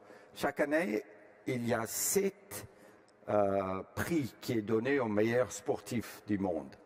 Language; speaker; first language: French; non-native, fluent; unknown